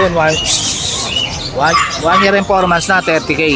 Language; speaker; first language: Filipino; native; Filipino